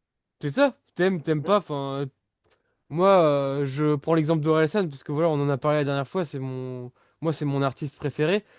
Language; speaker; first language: French; native; French